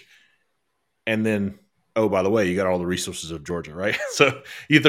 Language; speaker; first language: English; native; English